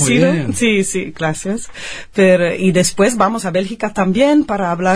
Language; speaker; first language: Spanish; non-native, fluent; Dutch